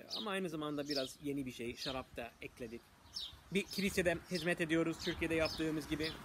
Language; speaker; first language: Turkish; non-native, fluent; English